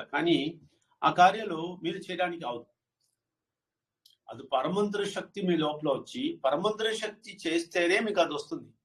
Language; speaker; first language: Telugu; non-native, learner; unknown